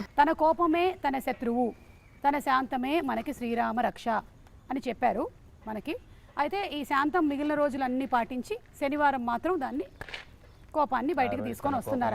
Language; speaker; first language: Telugu; native; Telugu